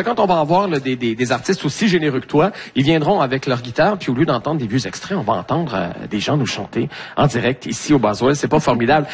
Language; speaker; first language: French; native; French